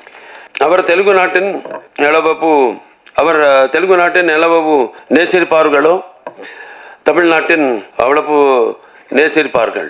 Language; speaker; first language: Tamil; non-native, local second language; Telugu